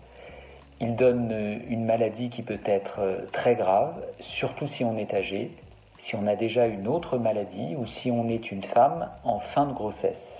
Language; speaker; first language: French; native; French